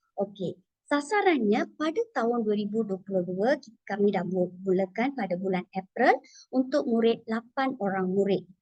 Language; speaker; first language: Malay; non-native, local second language; Tamil